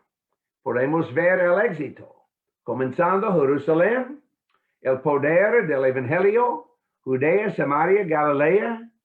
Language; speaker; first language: Spanish; non-native, fluent; English